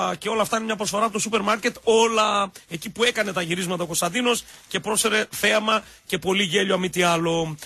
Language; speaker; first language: Greek; native; Greek